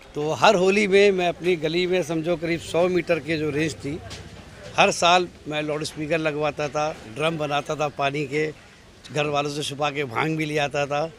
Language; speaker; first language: Hindi; native; Hindi